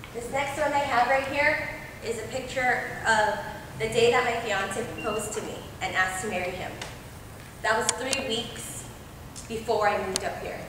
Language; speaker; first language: English; native; English